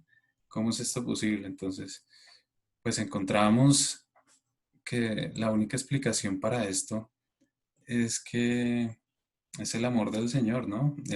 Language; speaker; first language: Spanish; native; Spanish